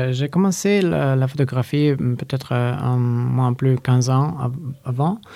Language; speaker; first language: French; non-native, learner; Polish